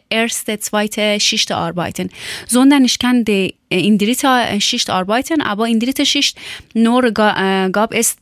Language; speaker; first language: German; non-native, learner; Persian